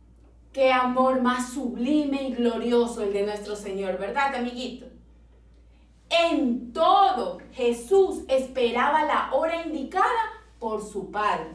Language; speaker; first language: Spanish; native; Spanish